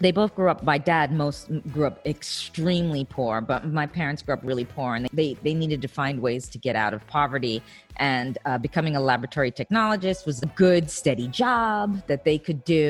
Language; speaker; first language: English; native; English